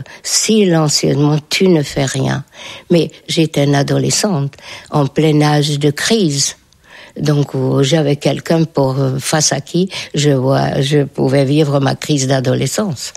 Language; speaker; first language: French; non-native, fluent; Hungarian